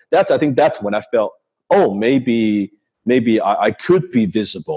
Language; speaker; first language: English; non-native, local second language; Cantonese